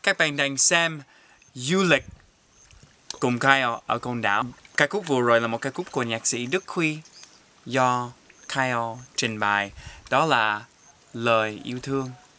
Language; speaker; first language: Vietnamese; non-native, fluent; English